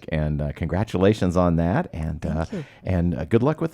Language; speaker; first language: English; native; English